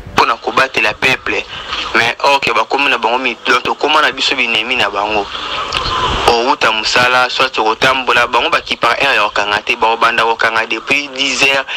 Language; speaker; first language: Lingala; native; Lingala